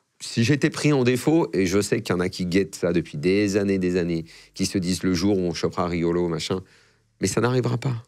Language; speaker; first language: French; native; French